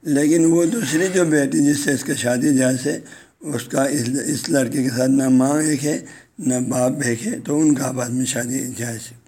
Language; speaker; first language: Urdu; non-native, local second language; Balti